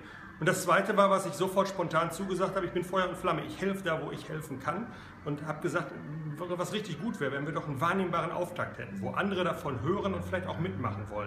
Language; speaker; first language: German; native; German